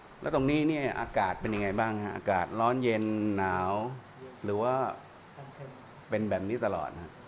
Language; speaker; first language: Thai; native; Thai